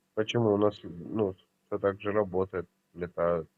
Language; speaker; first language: Russian; native; Russian